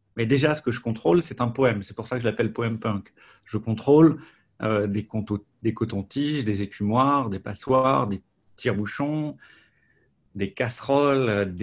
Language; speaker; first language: French; native; French